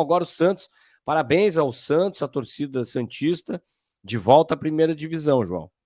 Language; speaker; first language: Portuguese; native; Portuguese